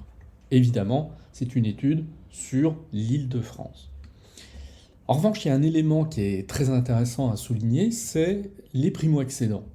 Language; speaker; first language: French; native; French